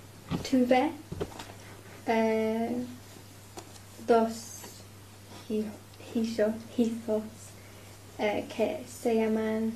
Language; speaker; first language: Spanish; non-native, learner; English